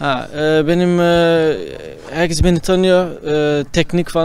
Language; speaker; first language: Turkish; early bilingual, heritage; Turkish